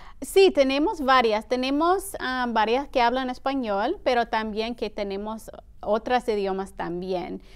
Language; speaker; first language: Spanish; early bilingual, heritage; Spanish